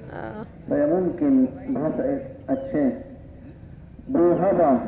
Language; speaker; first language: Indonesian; non-native, learner; Arabic